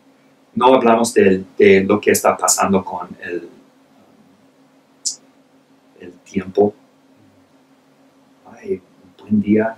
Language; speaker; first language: Spanish; non-native, fluent; English